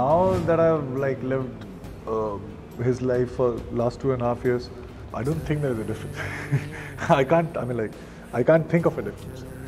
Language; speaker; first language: English; non-native, local second language; Hindi